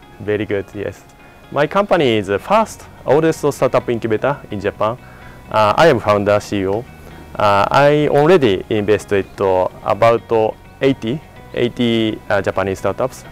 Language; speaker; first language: English; non-native, learner; Japanese